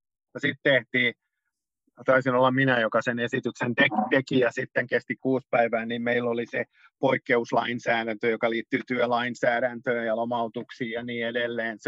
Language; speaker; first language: Finnish; non-native, local second language; Swedish